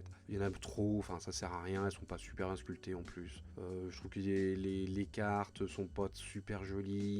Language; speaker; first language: French; native; French